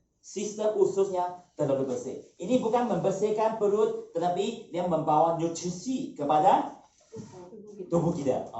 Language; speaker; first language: Malay; non-native, local second language; Chinese